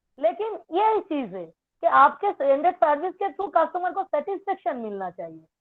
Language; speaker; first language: Hindi; non-native, local second language; Bangla